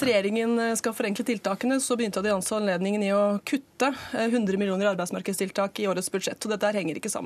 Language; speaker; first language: Norwegian; native; Norwegian